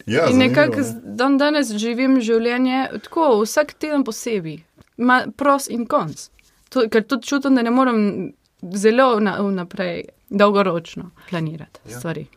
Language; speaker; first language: Slovenian; early bilingual, heritage; Slovenian